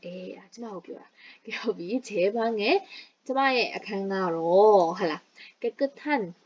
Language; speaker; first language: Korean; non-native, fluent; Burmese